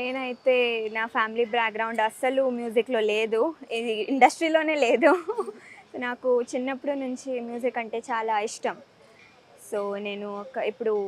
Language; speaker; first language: Telugu; early bilingual, heritage; Telugu